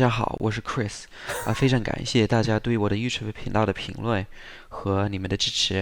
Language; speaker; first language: Chinese; non-native, fluent; English